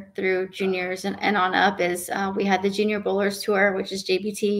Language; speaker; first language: English; native; English